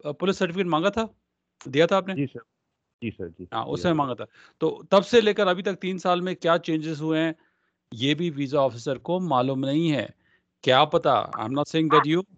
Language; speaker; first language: Hindi; non-native, local second language; Punjabi